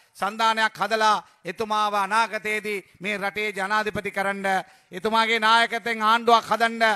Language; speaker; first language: Sinhala; non-native, local second language; Tamil